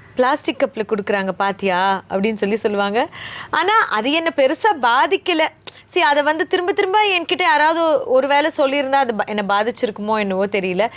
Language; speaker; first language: Tamil; native; Tamil